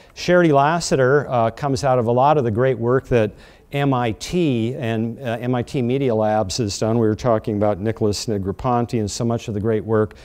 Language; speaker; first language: English; native; English